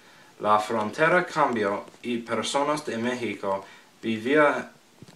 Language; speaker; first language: Spanish; non-native, learner; English